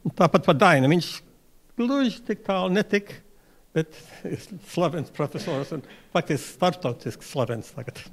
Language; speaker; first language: Latvian; early bilingual, heritage; Latvian